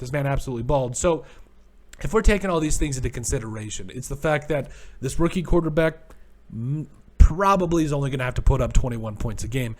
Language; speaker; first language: English; native; English